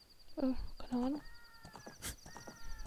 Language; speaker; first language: German; non-native, fluent; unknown